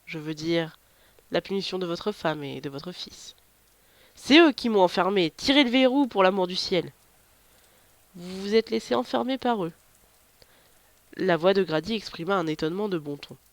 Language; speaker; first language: French; native; French